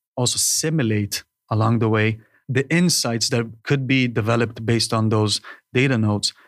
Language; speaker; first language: English; non-native, fluent; Hebrew